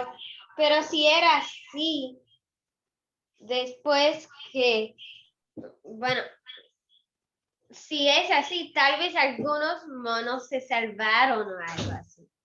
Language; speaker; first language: Spanish; early bilingual, other home language; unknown